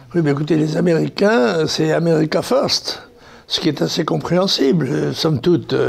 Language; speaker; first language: French; native; French